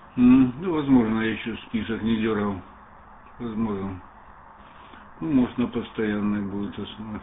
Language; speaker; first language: Russian; native; Russian